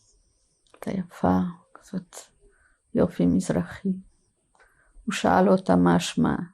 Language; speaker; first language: Hebrew; non-native, fluent; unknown